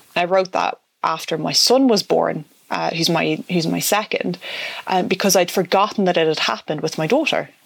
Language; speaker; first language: English; native; English